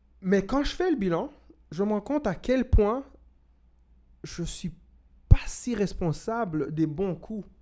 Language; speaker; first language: French; non-native, local second language; Kinyarwanda